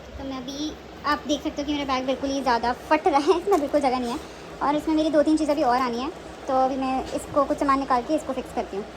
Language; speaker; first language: Hindi; native; Hindi